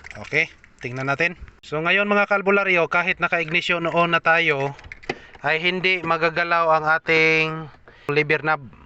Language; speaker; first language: Filipino; non-native, local second language; Cebuano